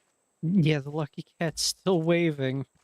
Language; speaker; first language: English; native; English